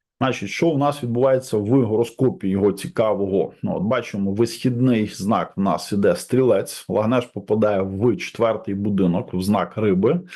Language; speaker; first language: Ukrainian; non-native, local second language; Russian